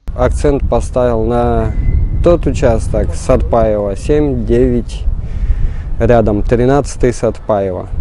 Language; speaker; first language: Russian; native; Russian